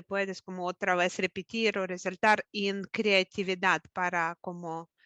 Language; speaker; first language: Spanish; non-native, fluent; Russian